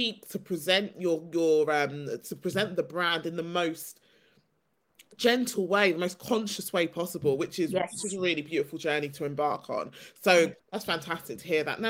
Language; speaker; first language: English; native; English